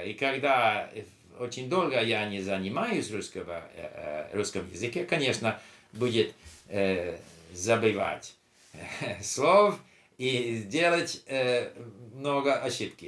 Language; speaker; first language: Russian; non-native, learner; English